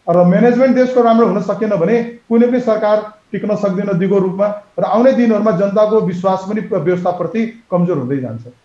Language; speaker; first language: Nepali; native; Nepali